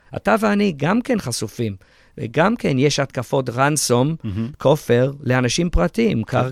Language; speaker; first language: Hebrew; early bilingual, other home language; English